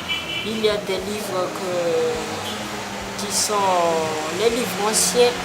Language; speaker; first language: French; non-native, local second language; Malagasy